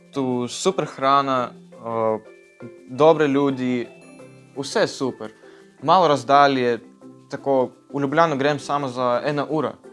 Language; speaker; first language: Slovenian; non-native, learner; Russian